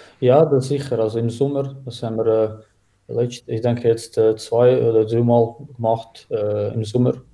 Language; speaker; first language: German; non-native, fluent; Croatian